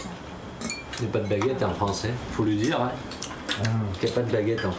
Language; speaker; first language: French; early bilingual, other home language; Korean